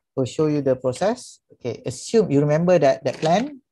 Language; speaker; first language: English; non-native, local second language; Malay